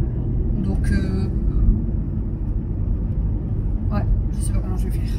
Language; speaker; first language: French; native; French